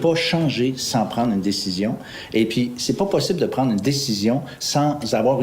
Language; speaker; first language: French; native; French